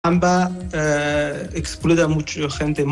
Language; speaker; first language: Spanish; non-native, learner; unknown